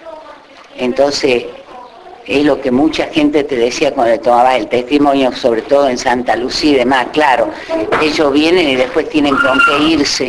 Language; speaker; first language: Spanish; native; Spanish